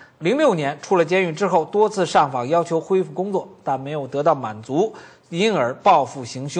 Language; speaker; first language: Chinese; native; Chinese